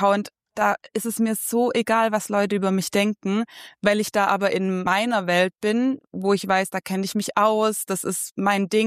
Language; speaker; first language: German; native; German